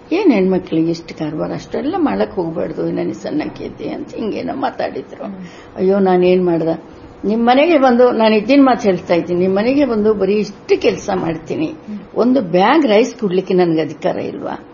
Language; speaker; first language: Kannada; non-native, local second language; Telugu